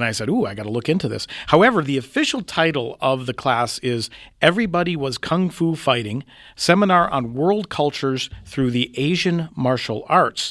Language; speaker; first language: English; native; English